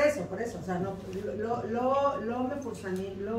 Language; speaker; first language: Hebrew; non-native, learner; Spanish